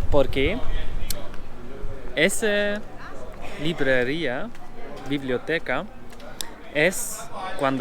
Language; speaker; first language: Spanish; non-native, fluent; German